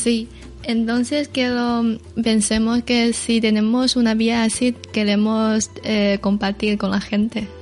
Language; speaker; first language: Spanish; non-native, learner; Chinese